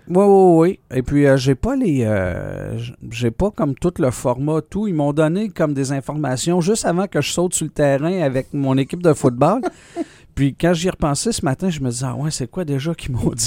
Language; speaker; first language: French; native; French